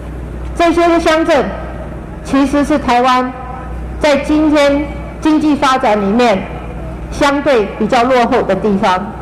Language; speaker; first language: Chinese; native; Chinese